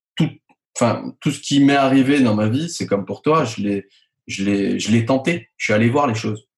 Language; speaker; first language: French; native; French